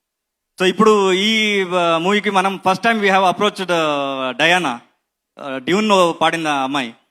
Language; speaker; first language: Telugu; non-native, learner; Kannada